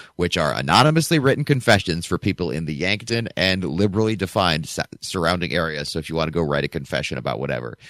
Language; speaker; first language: English; native; English